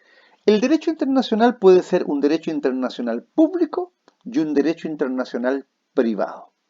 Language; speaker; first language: Spanish; native; Spanish